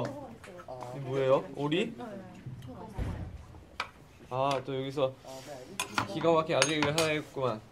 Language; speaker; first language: Korean; native; Korean